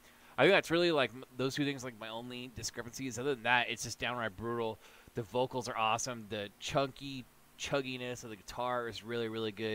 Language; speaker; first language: English; native; English